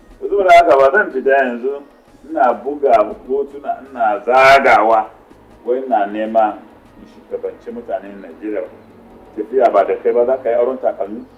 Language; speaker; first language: Hausa; non-native, local second language; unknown